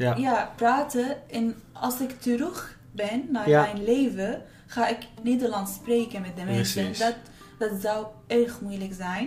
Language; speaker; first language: Dutch; non-native, learner; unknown